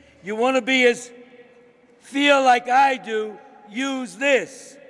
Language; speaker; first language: English; native; English